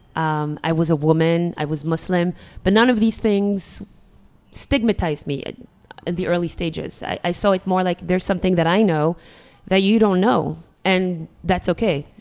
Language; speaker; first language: English; early bilingual, other home language; Arabic